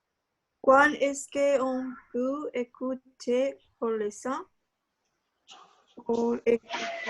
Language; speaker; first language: French; non-native, learner; Spanish